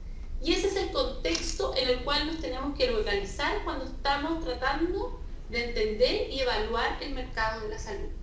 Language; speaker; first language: Spanish; native; Spanish